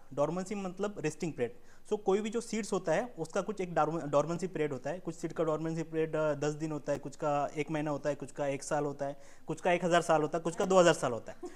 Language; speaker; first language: Hindi; non-native, local second language; Marathi